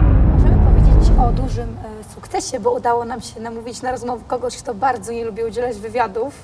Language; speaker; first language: Polish; native; Polish